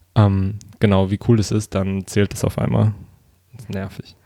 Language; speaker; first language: German; native; German